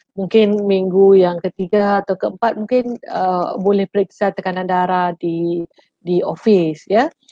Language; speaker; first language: Malay; native; Malay